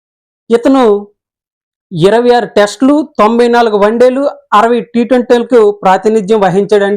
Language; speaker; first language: Telugu; native; Telugu